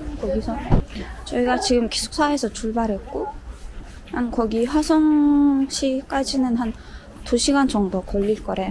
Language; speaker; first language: Korean; non-native, fluent; Turkmen